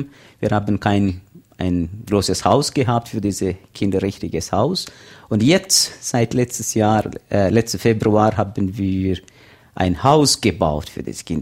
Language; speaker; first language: German; non-native, learner; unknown